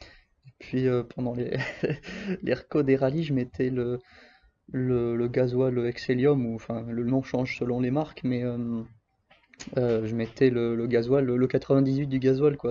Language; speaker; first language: French; native; French